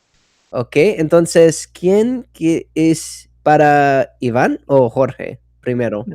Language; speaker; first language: Spanish; non-native, fluent; English